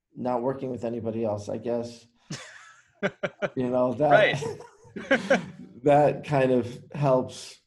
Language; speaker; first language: English; native; English